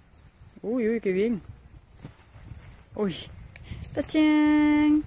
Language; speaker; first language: Spanish; native; Spanish